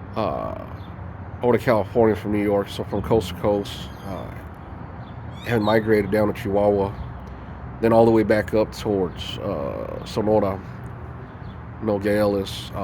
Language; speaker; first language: English; native; English